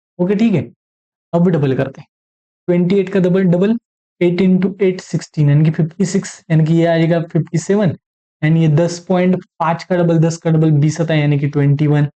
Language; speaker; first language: Hindi; non-native, local second language; Marathi